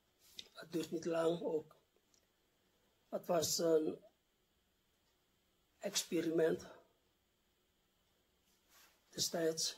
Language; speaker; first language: Dutch; non-native, fluent; Indonesian